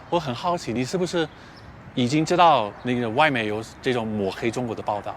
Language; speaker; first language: Chinese; early bilingual, heritage; Chinese